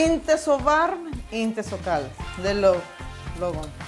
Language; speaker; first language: Swedish; non-native, learner; Spanish